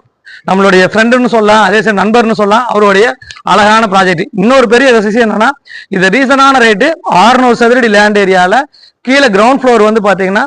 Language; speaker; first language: Tamil; native; Tamil